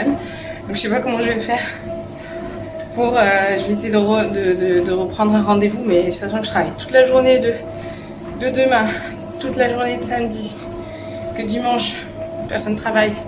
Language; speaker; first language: French; native; French